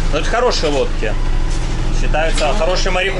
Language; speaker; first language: Russian; native; Russian